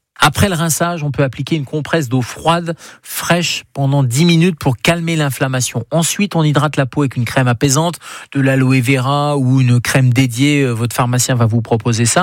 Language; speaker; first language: French; native; French